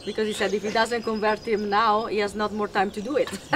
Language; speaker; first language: English; non-native, fluent; Italian